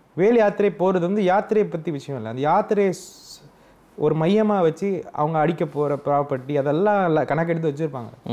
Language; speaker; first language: Tamil; native; Tamil